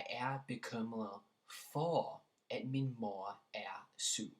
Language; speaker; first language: Danish; non-native, learner; English